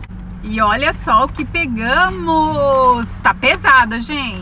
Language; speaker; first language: Portuguese; native; Portuguese